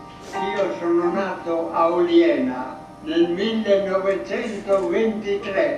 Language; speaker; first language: Italian; non-native, local second language; Sardinian